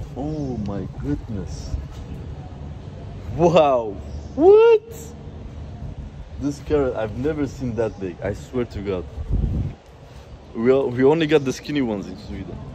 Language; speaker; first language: English; non-native, fluent; Persian